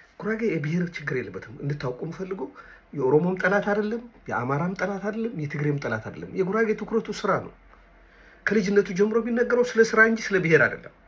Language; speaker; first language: Amharic; native; Amharic